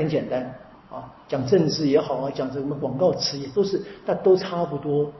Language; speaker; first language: Chinese; native; Chinese